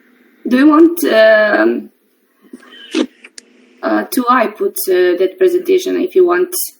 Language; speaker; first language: English; non-native, learner; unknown